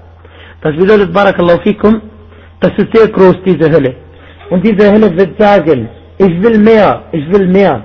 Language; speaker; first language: German; non-native, fluent; Arabic